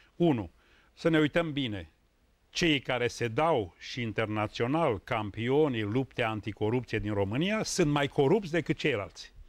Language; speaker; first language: Romanian; native; Romanian